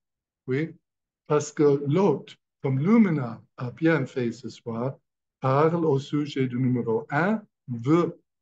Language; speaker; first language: French; non-native, fluent; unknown